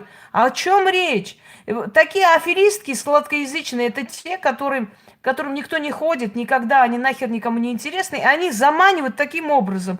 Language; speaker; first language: Russian; native; Russian